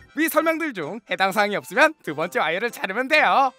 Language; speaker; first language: Korean; native; Korean